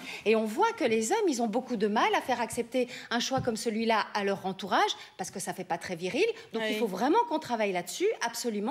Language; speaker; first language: French; native; French